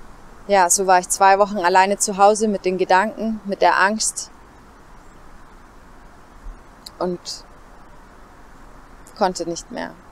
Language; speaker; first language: German; native; German